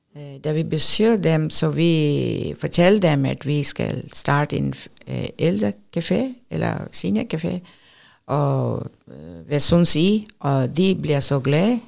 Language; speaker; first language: Danish; non-native, fluent; Urdu